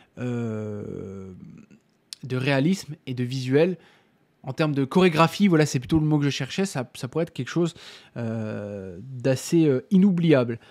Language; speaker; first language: French; native; French